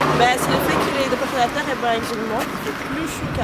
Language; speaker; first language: French; native; French